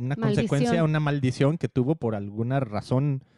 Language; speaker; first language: Spanish; native; Spanish